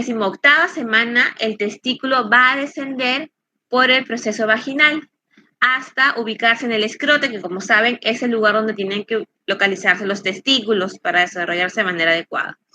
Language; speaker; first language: Spanish; native; Spanish